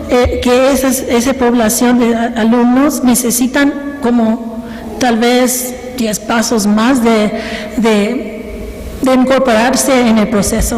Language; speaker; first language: Spanish; early bilingual, heritage; Spanish